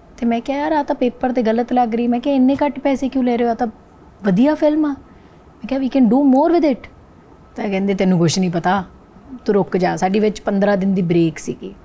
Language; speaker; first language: Punjabi; non-native, local second language; Hindi